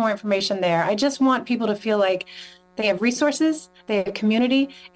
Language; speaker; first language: English; native; English